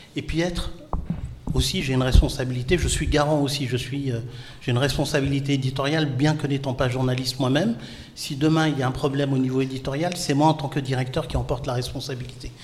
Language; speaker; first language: French; non-native, local second language; Arabic